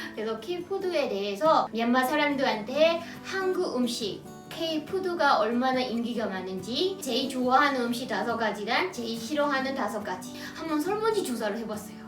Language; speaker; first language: Korean; non-native, fluent; Burmese